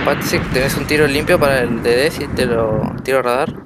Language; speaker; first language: Spanish; native; Spanish